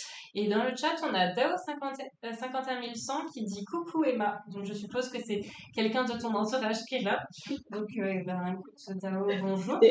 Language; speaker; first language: French; native; French